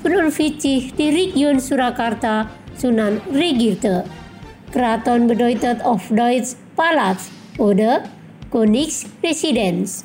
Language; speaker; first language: German; non-native, fluent; Indonesian